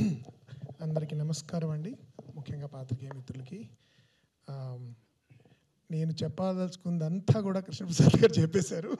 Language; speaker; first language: Telugu; native; Telugu